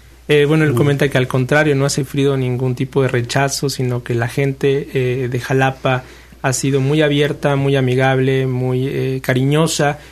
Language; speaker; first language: Spanish; native; Spanish